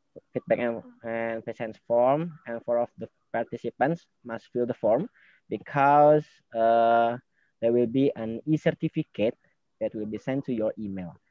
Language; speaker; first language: English; non-native, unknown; Indonesian